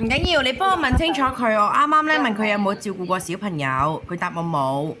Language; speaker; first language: Cantonese; native; Cantonese